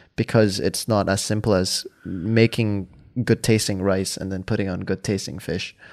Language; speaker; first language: English; non-native, fluent; Thai